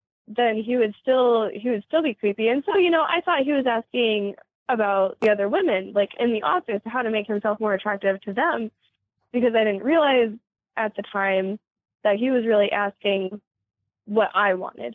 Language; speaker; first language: English; native; English